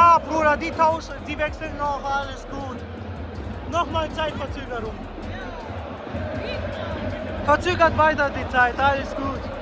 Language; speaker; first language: German; native; German